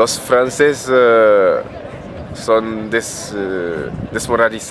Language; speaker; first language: Spanish; non-native, fluent; French